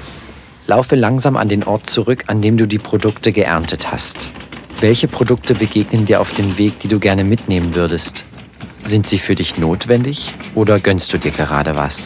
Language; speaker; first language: German; native; German